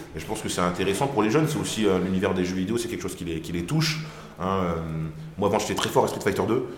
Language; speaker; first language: French; native; French